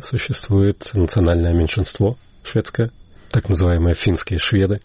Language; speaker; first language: Russian; native; Russian